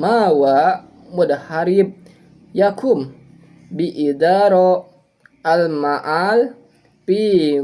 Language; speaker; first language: Arabic; non-native, learner; Indonesian